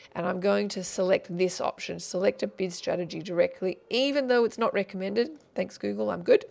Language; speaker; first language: English; native; English